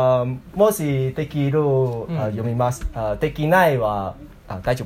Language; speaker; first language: Japanese; non-native, learner; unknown